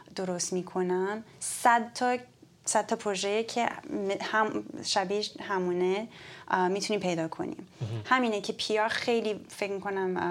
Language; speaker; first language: Persian; early bilingual, heritage; Persian